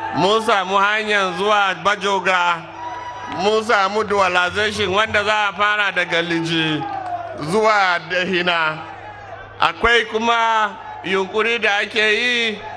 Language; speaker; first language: Hausa; native; Hausa